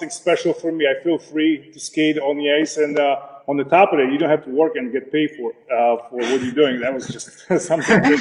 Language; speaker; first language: English; non-native, fluent; Slovak